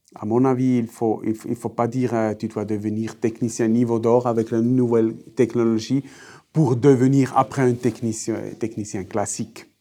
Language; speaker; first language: French; non-native, fluent; German